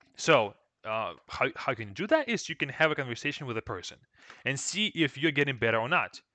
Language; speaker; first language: English; non-native, fluent; Russian